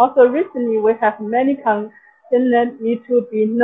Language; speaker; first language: English; non-native, local second language; Chinese